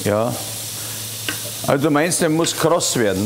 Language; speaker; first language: German; native; German